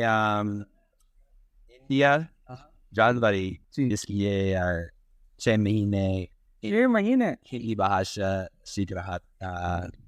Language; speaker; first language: Hindi; non-native, learner; English